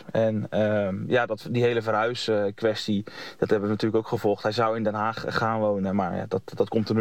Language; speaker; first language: Dutch; native; Dutch